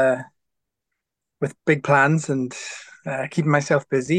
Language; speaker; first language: English; native; English